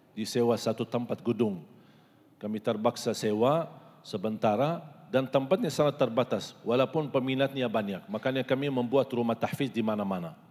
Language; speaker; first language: Malay; non-native, fluent; Arabic